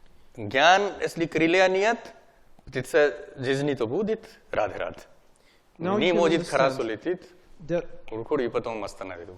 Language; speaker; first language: Russian; non-native, learner; Hindi